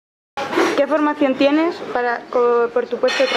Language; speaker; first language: Spanish; native; Spanish